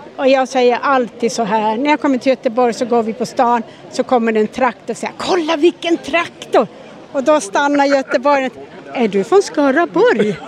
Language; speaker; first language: Swedish; native; Swedish